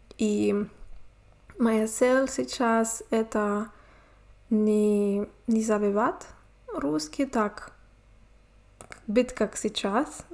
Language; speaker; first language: Russian; non-native, learner; Spanish